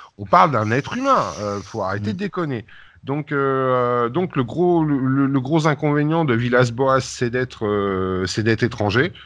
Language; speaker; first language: French; native; French